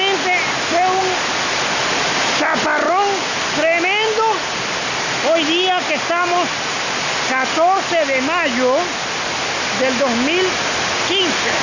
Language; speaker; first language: Spanish; native; Spanish